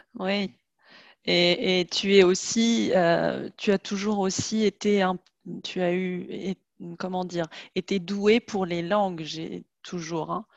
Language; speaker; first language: French; native; French